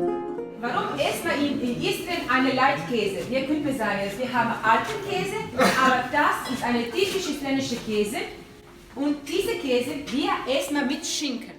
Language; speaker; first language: German; non-native, learner; Croatian